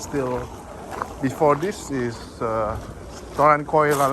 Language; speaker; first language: English; non-native, learner; Indonesian